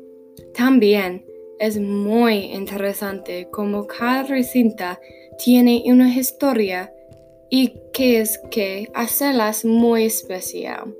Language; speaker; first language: Spanish; non-native, learner; English